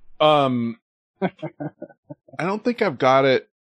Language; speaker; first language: English; native; English